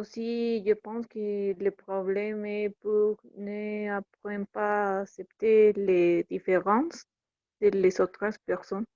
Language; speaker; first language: French; non-native, learner; Spanish